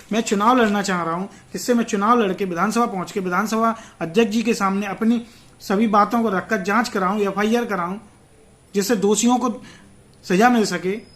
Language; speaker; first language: Hindi; native; Hindi